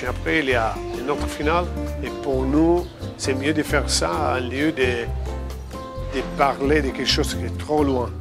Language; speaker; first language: French; non-native, fluent; Italian